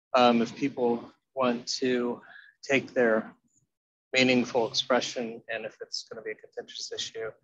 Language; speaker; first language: English; native; English